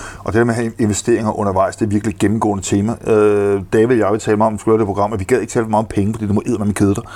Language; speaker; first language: Danish; native; Danish